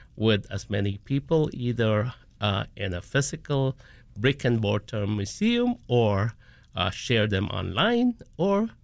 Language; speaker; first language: English; non-native, local second language; Filipino